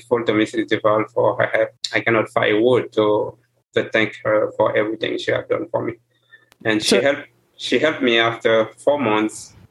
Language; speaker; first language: English; non-native, learner; Haitian Creole